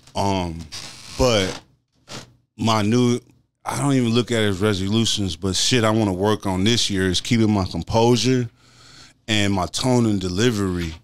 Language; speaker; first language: English; native; English